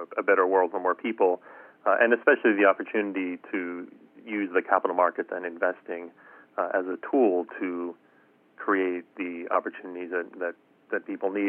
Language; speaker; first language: English; native; English